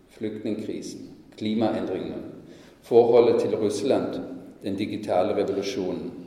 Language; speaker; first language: Norwegian; non-native, fluent; German